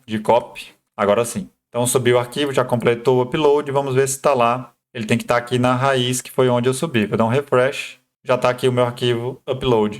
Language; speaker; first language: Portuguese; native; Portuguese